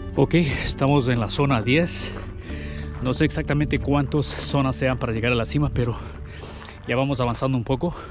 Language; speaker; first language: Spanish; native; Spanish